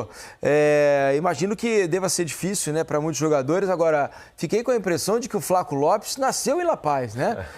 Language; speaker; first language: Portuguese; native; Portuguese